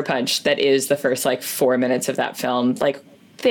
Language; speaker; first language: English; native; English